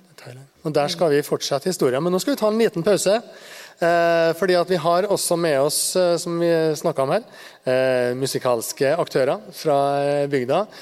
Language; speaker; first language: Norwegian; native; Norwegian